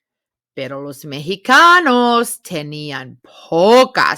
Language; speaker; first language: Spanish; non-native, fluent; English